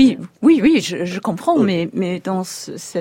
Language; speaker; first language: French; non-native, fluent; English